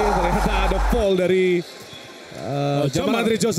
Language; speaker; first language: Indonesian; native; Indonesian